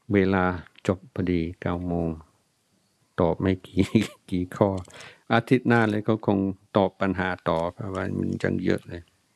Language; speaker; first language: Thai; non-native, fluent; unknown